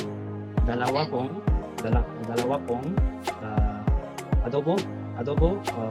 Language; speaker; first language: Filipino; non-native, learner; Bangla